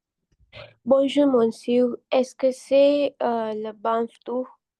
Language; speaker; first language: French; non-native, learner; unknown